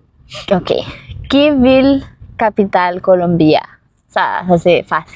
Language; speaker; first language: French; non-native, learner; Spanish